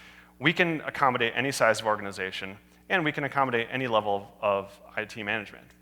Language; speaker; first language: English; native; English